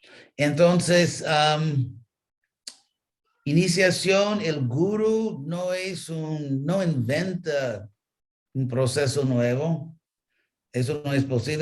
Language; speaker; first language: Spanish; non-native, fluent; English